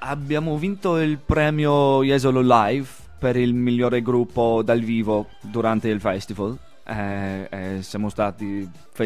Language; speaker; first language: Italian; non-native, fluent; English